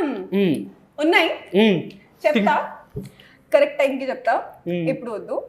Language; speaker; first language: Telugu; non-native, fluent; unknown